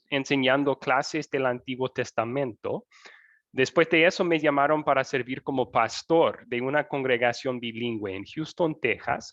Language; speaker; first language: Spanish; non-native, fluent; English